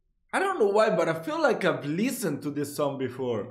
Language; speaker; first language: English; non-native, fluent; Italian